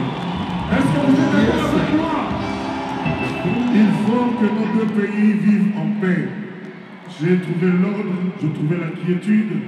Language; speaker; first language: French; non-native, local second language; Lingala